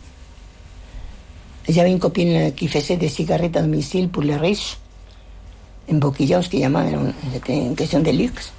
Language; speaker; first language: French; non-native, fluent; Spanish